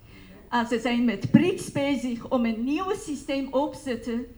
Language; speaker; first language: Dutch; non-native, fluent; Persian